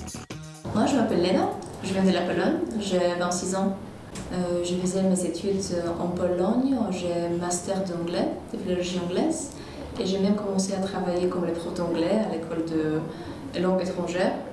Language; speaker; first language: French; non-native, fluent; Polish